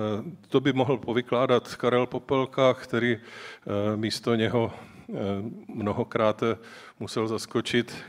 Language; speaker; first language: Czech; native; Czech